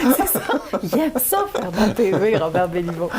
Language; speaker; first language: French; native; French